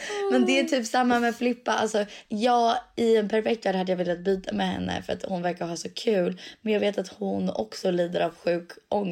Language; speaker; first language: Swedish; native; Swedish